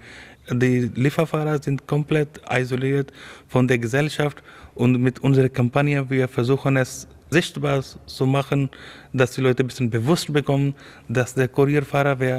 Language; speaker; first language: German; non-native, fluent; Urdu